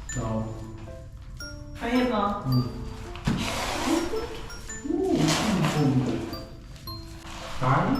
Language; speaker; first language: Korean; native; Korean